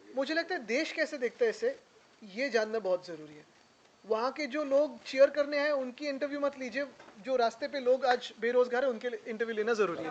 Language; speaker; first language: Hindi; non-native, local second language; Marathi